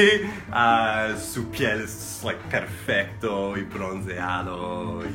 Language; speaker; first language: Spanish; non-native, learner; English